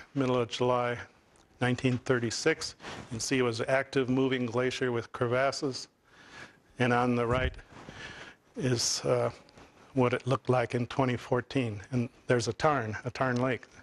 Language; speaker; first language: English; native; English